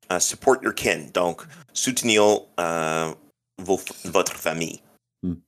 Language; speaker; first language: French; non-native, local second language; English